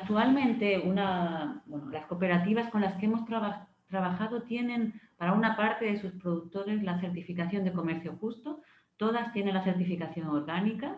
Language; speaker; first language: Spanish; native; Spanish